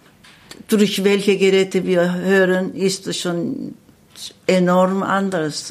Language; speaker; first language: German; non-native, learner; Korean